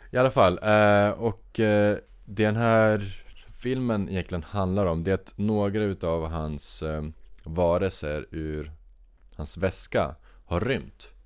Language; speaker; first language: Swedish; native; Swedish